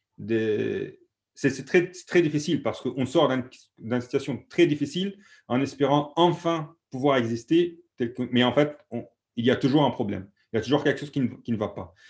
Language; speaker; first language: French; non-native, fluent; Arabic